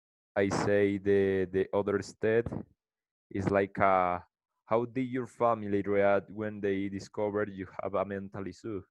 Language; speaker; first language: English; non-native, learner; Spanish